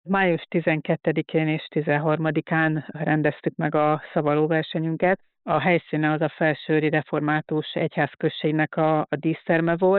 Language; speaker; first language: Hungarian; native; Hungarian